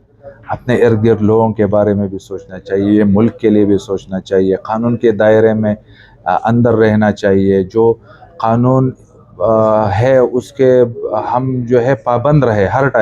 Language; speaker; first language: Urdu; non-native, local second language; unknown